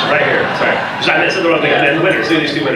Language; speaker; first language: English; native; English